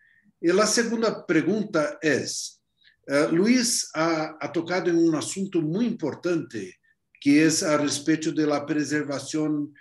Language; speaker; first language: Spanish; non-native, fluent; Portuguese